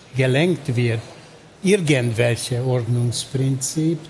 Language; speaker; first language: German; non-native, fluent; Hungarian